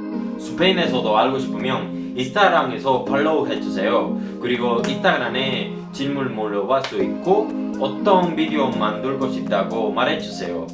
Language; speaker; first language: Korean; non-native, learner; Spanish